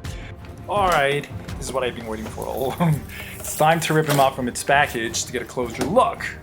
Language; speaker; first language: English; non-native, fluent; Spanish